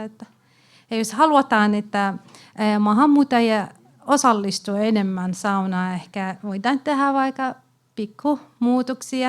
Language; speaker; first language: Finnish; non-native, learner; Arabic